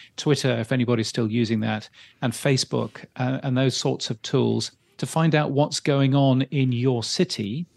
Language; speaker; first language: English; native; English